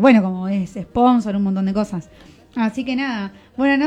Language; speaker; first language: Spanish; native; Spanish